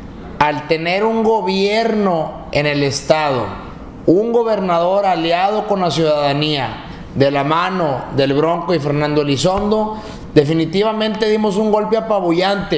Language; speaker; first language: Spanish; native; Spanish